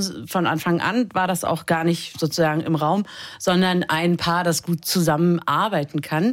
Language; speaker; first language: German; native; German